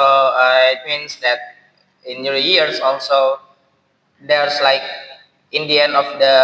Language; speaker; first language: English; non-native, learner; Indonesian